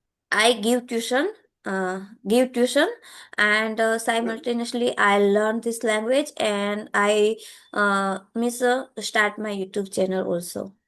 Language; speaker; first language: English; non-native, learner; Gujarati